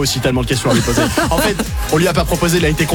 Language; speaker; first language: French; native; French